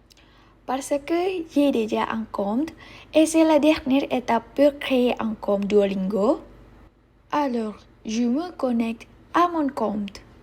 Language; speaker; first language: French; non-native, learner; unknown